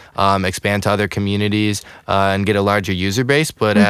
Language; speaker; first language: English; native; English